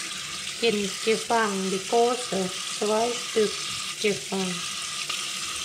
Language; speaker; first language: German; non-native, learner; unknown